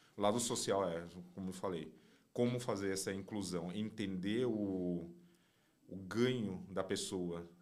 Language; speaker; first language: Portuguese; non-native, fluent; Chinese